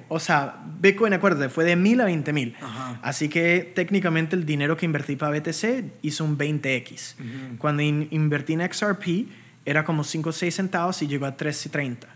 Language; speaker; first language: Spanish; early bilingual, heritage; Spanish